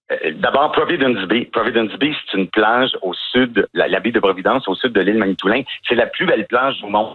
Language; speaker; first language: French; native; French